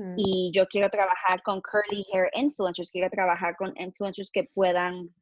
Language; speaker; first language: Spanish; early bilingual, heritage; Spanish